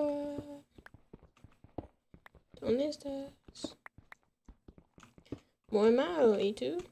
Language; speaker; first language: Spanish; non-native, learner; English